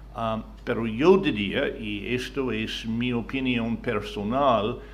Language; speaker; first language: Spanish; non-native, fluent; English